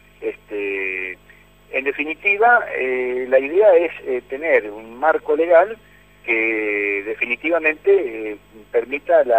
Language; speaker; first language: Spanish; native; Spanish